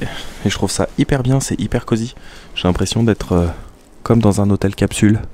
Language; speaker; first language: French; native; French